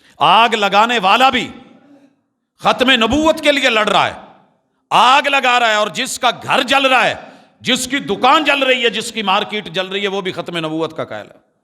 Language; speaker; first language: Urdu; non-native, local second language; Punjabi